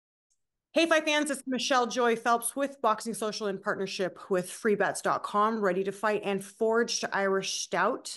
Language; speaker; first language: English; native; English